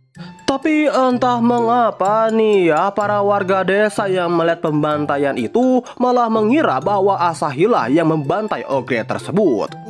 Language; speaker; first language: Indonesian; native; Indonesian